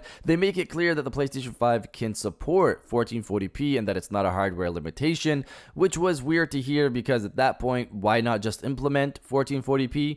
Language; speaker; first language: English; native; English